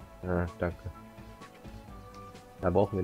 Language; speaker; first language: German; native; German